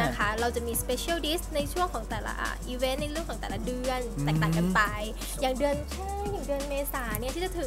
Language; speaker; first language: Thai; native; Thai